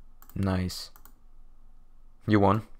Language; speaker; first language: English; native; English